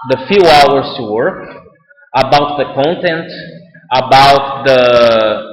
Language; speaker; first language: English; non-native, fluent; Portuguese